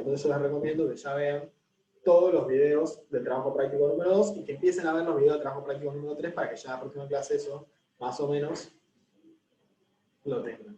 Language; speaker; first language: Spanish; native; Spanish